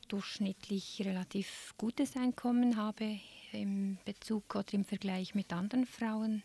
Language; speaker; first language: German; native; German